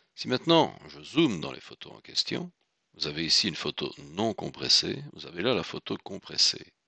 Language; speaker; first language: French; native; French